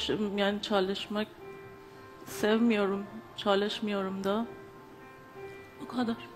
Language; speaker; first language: Turkish; non-native, learner; Persian